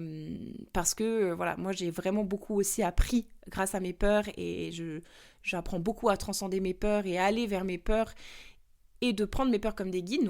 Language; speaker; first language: French; native; French